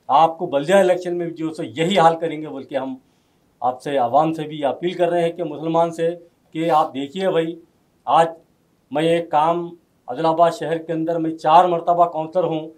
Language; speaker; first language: Hindi; non-native, local second language; Urdu